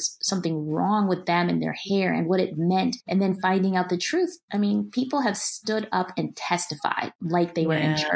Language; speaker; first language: English; native; English